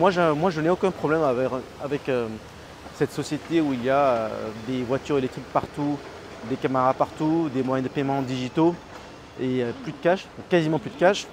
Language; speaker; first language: French; native; French